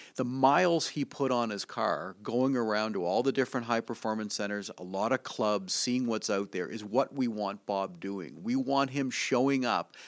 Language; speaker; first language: English; native; English